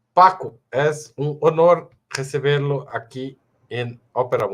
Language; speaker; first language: Spanish; non-native, fluent; Portuguese